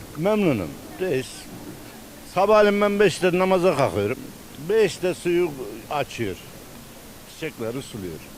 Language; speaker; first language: Turkish; native; Turkish